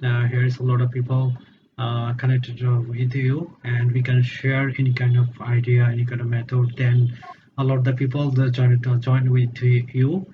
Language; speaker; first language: English; non-native, learner; Bangla